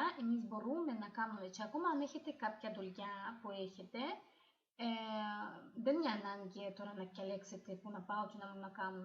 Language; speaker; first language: Greek; non-native, fluent; Russian